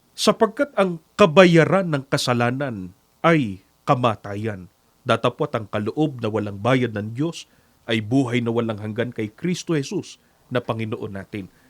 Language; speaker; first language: Filipino; native; Filipino